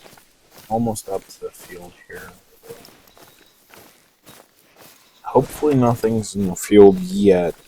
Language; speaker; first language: English; native; English